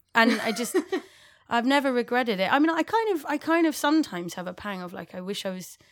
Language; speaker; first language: English; native; English